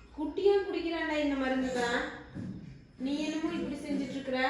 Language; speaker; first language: Tamil; native; Tamil